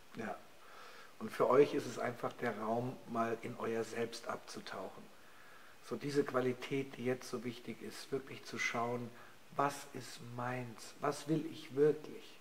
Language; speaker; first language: German; native; German